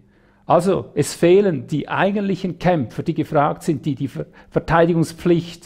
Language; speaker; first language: German; native; German